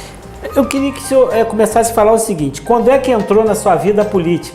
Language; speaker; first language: Portuguese; native; Portuguese